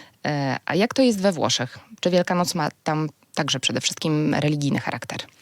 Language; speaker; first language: Polish; native; Polish